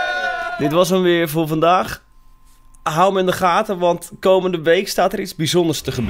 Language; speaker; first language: Dutch; native; Dutch